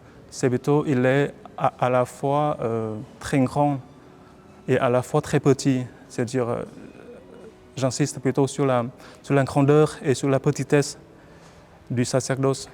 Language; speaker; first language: French; non-native, fluent; Vietnamese